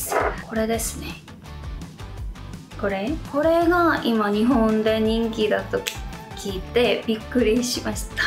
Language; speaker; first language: Japanese; non-native, fluent; Korean